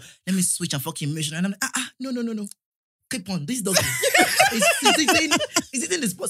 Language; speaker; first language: English; non-native, local second language; Yoruba